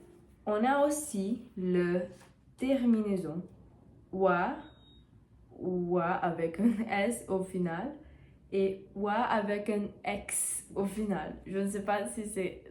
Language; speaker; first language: French; non-native, learner; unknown